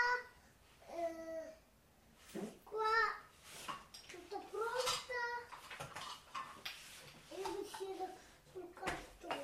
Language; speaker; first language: Italian; early bilingual, heritage; Italian